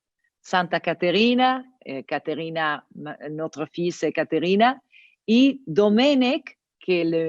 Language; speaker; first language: French; non-native, learner; Italian